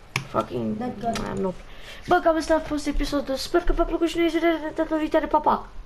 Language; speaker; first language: English; non-native, learner; Romanian